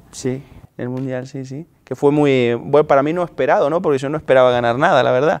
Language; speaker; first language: Spanish; native; Spanish